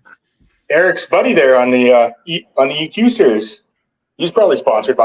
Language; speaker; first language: English; native; English